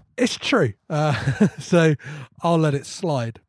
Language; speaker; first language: English; native; English